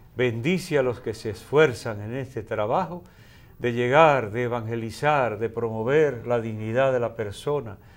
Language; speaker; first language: Spanish; native; Spanish